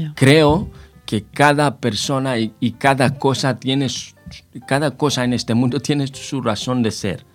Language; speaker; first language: Spanish; non-native, fluent; Hebrew